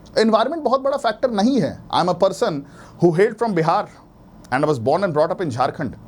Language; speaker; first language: Hindi; native; Hindi